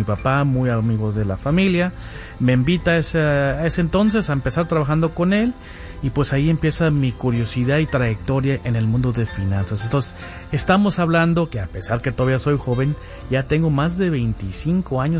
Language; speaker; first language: Spanish; early bilingual, heritage; Spanish